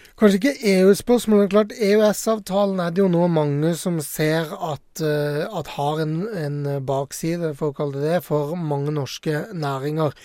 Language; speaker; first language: Norwegian; native; Norwegian